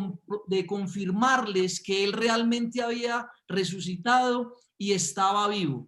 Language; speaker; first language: Spanish; native; Spanish